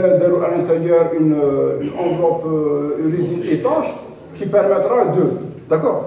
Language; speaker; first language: French; non-native, local second language; Arabic